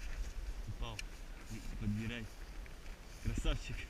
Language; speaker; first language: Russian; native; Russian